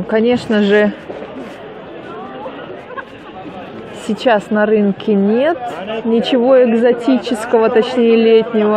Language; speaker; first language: Russian; native; Russian